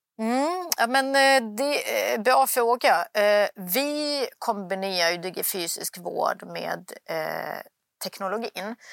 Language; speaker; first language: Swedish; early bilingual, other home language; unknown